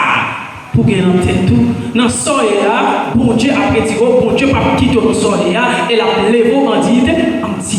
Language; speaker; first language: French; non-native, local second language; Haitian Creole